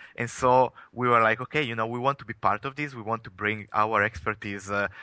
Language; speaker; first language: English; non-native, fluent; Italian